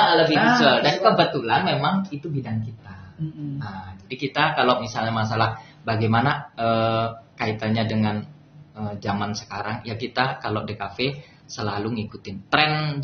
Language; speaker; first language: Indonesian; native; Indonesian